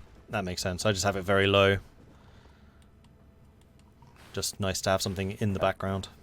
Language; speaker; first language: English; native; English